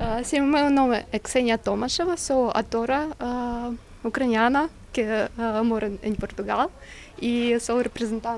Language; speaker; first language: Portuguese; non-native, learner; Ukrainian